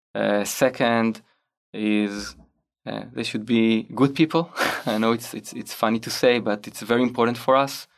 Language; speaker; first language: English; non-native, fluent; Hebrew